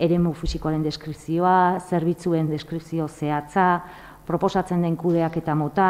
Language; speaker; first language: Basque; native; Basque